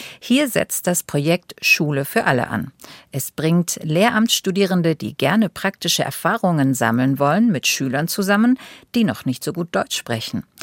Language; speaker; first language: German; native; German